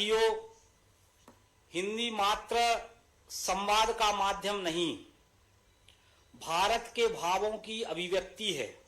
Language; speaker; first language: Hindi; native; Hindi